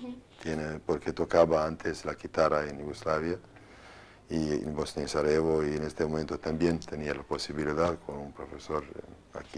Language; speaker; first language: Spanish; non-native, fluent; Bosnian